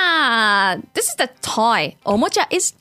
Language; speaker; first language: English; non-native, fluent; Japanese